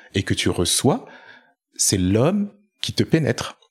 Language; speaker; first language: French; native; French